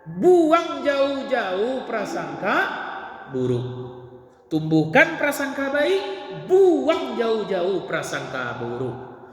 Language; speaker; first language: Malay; non-native, local second language; Minangkabau